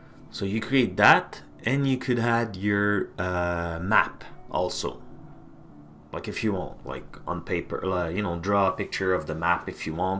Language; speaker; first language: English; non-native, fluent; French